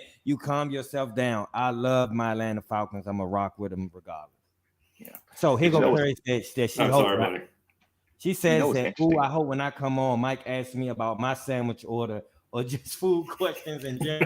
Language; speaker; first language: English; native; English